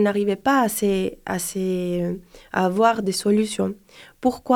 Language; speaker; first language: French; non-native, fluent; Spanish